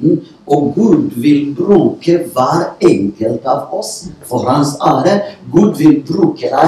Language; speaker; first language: Norwegian; non-native, fluent; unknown